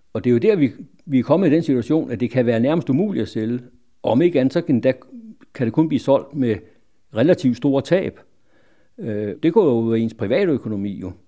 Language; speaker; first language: Danish; native; Danish